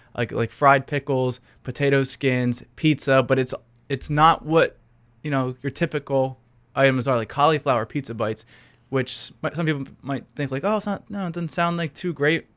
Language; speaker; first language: English; native; English